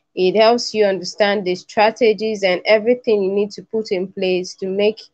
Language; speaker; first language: English; non-native, local second language; Igbo